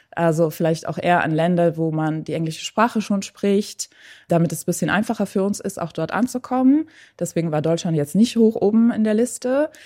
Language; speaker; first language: German; early bilingual, other home language; Persian